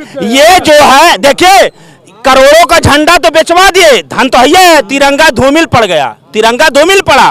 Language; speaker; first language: Hindi; native; Hindi